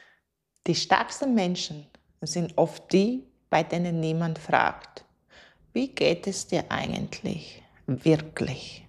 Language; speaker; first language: German; non-native, fluent; Latvian